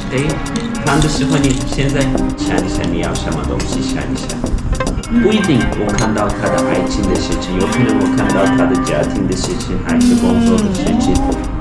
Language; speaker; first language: Chinese; non-native, fluent; Turkish